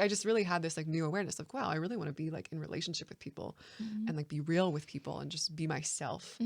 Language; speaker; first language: English; native; English